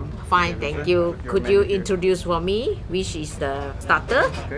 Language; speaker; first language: English; non-native, local second language; Cantonese